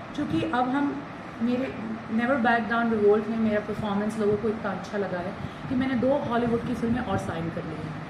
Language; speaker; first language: Hindi; native; Hindi